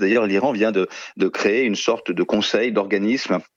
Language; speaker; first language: French; native; French